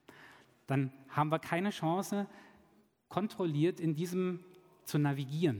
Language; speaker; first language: German; native; German